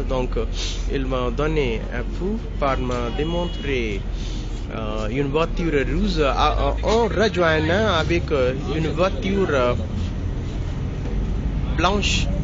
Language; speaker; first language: French; non-native, learner; Hindi